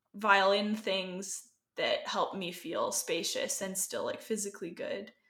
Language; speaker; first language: English; native; English